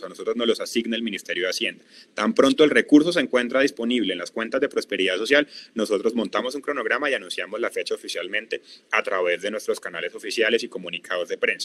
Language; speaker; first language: Spanish; native; Spanish